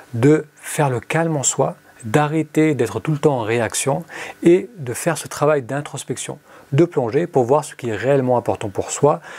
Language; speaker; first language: French; early bilingual, other home language; Arabic